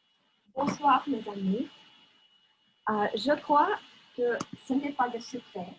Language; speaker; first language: French; non-native, fluent; Russian